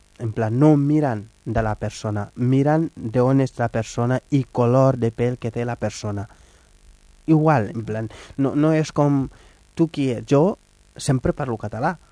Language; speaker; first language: Catalan; non-native, fluent; Wolof